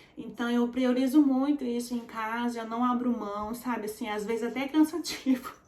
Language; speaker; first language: Portuguese; early bilingual, heritage; Portuguese